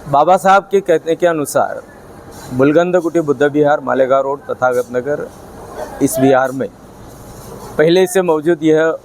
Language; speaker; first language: Hindi; non-native, local second language; Marathi